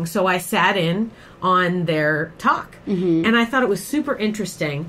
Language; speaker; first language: English; native; English